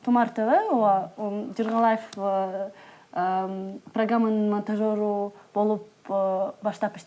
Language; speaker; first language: Kyrgyz; non-native, local second language; Russian